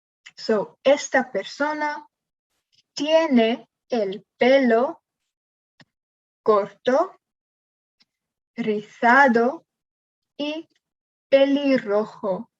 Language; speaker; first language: Spanish; non-native, learner; English